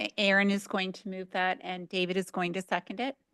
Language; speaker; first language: English; native; English